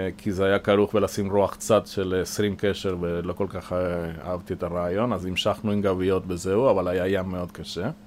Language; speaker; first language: Hebrew; non-native, fluent; Spanish